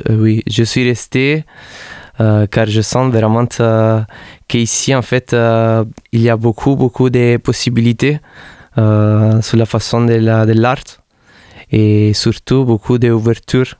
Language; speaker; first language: French; non-native, fluent; Italian